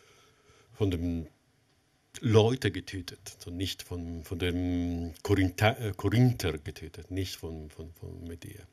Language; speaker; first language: German; non-native, fluent; Italian